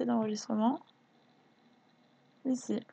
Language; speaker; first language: French; native; French